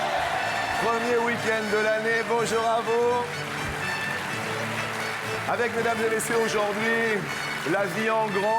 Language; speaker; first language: French; native; French